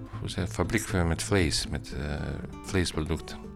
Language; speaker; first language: Dutch; non-native, learner; Bosnian